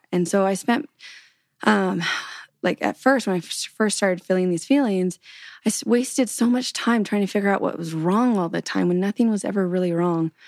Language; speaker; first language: English; native; English